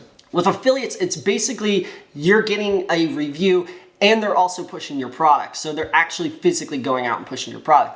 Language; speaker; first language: English; native; English